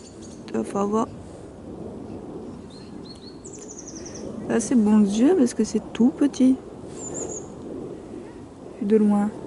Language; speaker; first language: French; native; French